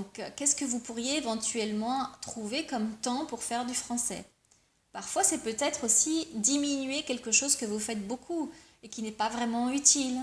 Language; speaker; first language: French; native; French